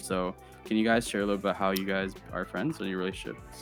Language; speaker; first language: English; early bilingual, other home language; Chinese